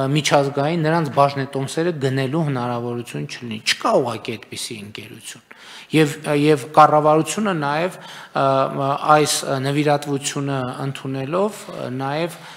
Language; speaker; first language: Armenian; native; Armenian